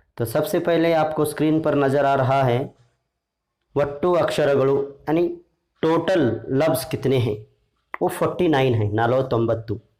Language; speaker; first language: Hindi; non-native, local second language; Urdu